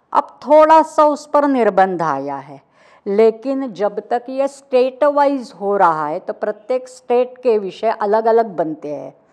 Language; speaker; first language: Hindi; non-native, local second language; Marathi